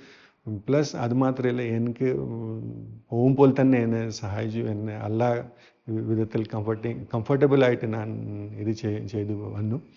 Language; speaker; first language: Malayalam; non-native, fluent; Hindi